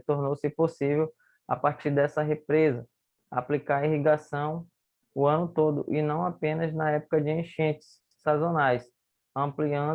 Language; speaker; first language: Portuguese; native; Portuguese